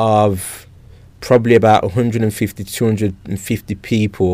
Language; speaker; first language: English; native; English